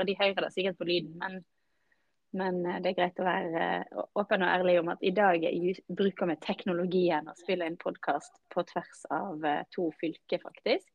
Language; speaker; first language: Norwegian; native; Norwegian